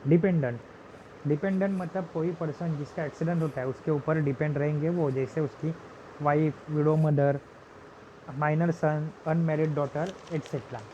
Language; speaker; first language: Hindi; non-native, local second language; Marathi